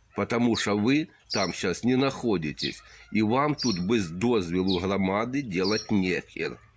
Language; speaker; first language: Ukrainian; non-native, local second language; Russian